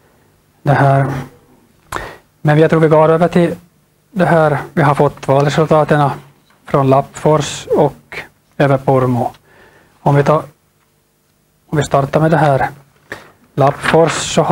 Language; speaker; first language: Swedish; native; Swedish